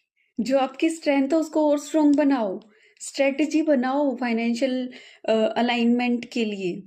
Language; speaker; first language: Hindi; native; Hindi